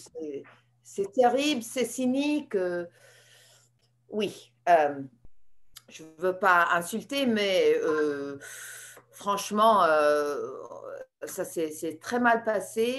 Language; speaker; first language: French; non-native, fluent; English